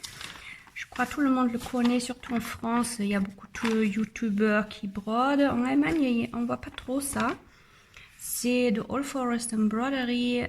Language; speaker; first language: French; non-native, learner; German